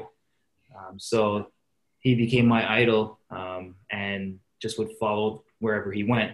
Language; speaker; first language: English; native; English